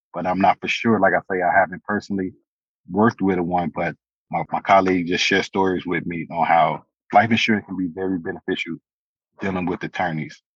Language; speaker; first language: English; native; English